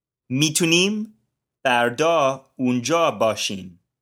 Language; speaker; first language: Persian; non-native, learner; English